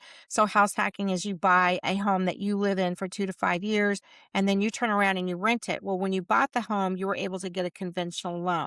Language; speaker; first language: English; native; English